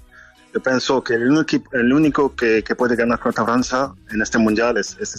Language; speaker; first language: Spanish; non-native, fluent; French